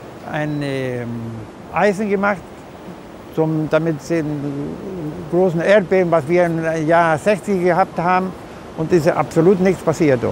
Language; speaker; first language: German; early bilingual, heritage; German